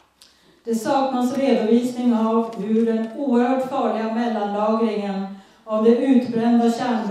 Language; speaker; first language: Swedish; native; Swedish